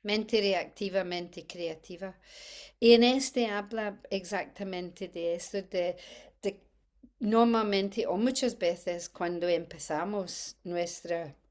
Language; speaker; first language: Spanish; non-native, fluent; English